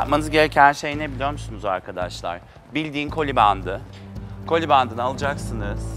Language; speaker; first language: Turkish; native; Turkish